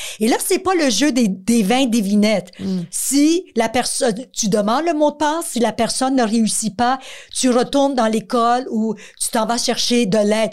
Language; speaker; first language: French; native; French